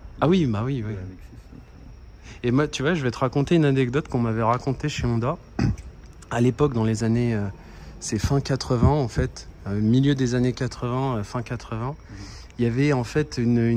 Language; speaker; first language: French; native; French